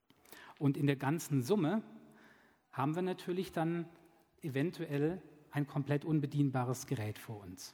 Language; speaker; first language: German; native; German